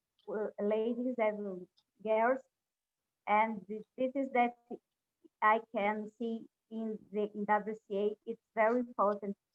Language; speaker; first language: English; non-native, learner; Portuguese